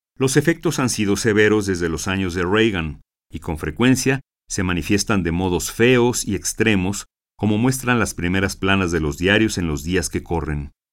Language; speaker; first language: Spanish; native; Spanish